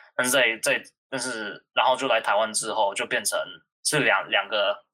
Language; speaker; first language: Chinese; early bilingual, heritage; Chinese